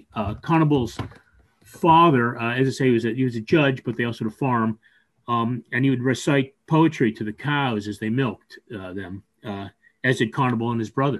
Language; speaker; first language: English; native; English